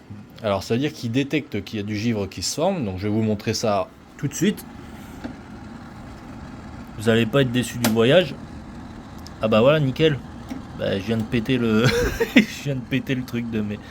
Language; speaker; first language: French; native; French